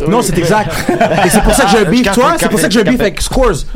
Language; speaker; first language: French; native; French